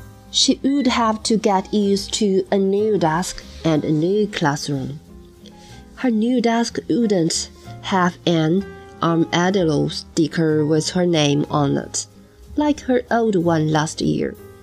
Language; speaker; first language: English; non-native, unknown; Chinese